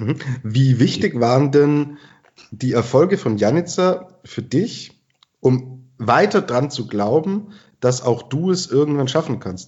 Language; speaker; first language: German; native; German